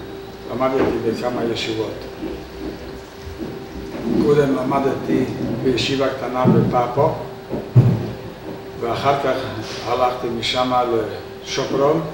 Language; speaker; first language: Hebrew; non-native, fluent; Hungarian